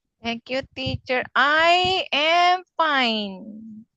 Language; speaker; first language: English; non-native, learner; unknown